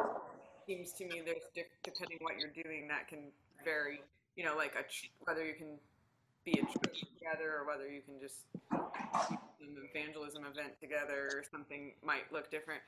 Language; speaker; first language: English; native; English